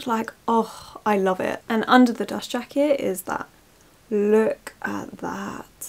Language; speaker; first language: English; native; English